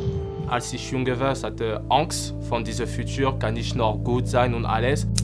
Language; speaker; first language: German; non-native, fluent; French